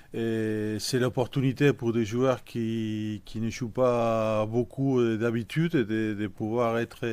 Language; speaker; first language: French; non-native, fluent; Spanish